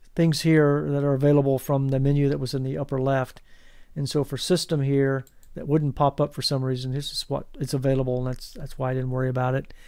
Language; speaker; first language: English; native; English